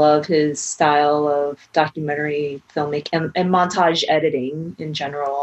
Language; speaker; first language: English; non-native, local second language; Cantonese